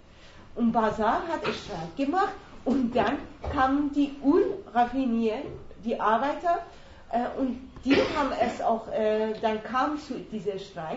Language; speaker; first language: German; non-native, fluent; Persian